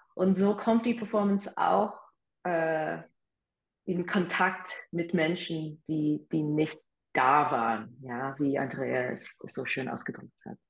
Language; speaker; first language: German; non-native, fluent; English